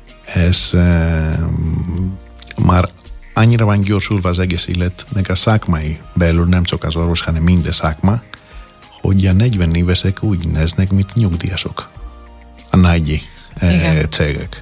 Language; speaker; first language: Hungarian; non-native, fluent; Greek